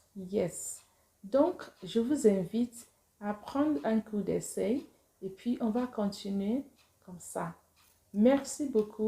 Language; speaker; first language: French; non-native, fluent; Igbo